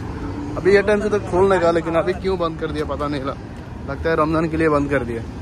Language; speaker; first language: Hindi; non-native, learner; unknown